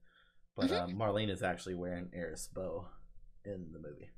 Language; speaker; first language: English; native; English